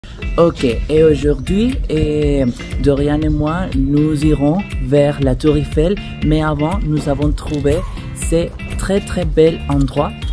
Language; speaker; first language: French; non-native, fluent; Spanish